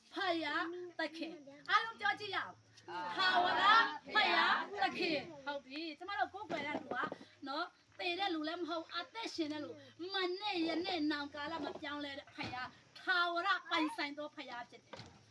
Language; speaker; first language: Burmese; non-native, local second language; Mizo